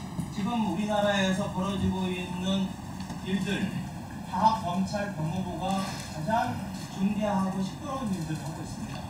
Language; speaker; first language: Korean; native; Korean